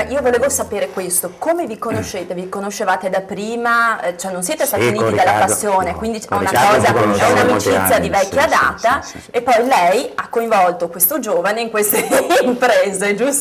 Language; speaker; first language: Italian; native; Italian